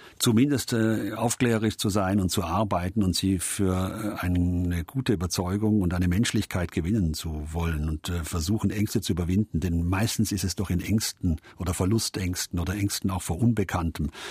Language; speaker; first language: German; native; German